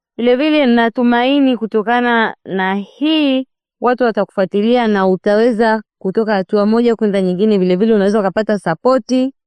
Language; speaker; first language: Swahili; native; Swahili